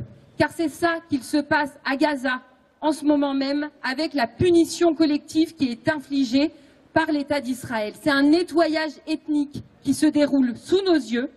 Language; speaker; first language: French; native; French